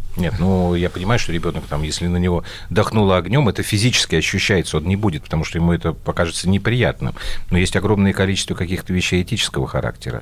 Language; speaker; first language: Russian; native; Russian